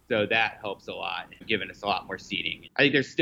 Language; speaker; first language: English; native; English